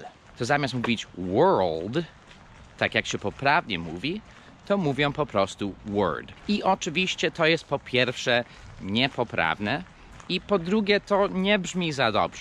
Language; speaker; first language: Polish; non-native, fluent; English